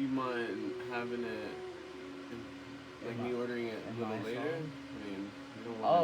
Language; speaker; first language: English; native; English